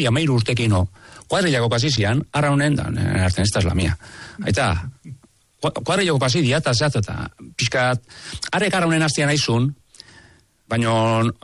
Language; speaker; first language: Basque; native; Basque